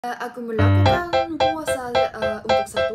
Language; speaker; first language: Indonesian; non-native, learner; Korean